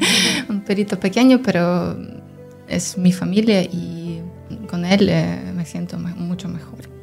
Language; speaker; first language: Spanish; non-native, learner; Ukrainian